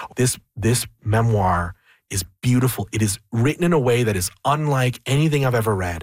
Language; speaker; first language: English; early bilingual, other home language; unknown